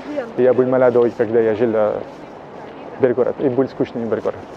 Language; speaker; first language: Russian; non-native, learner; French